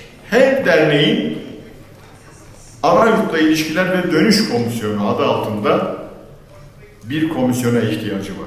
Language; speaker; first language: Turkish; native; Turkish